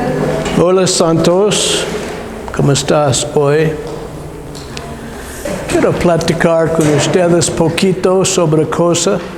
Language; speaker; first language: Spanish; non-native, learner; English